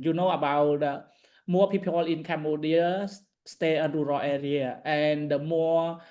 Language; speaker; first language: English; non-native, learner; Khmer